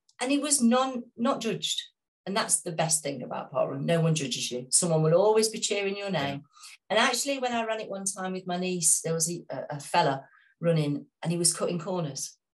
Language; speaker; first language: English; native; English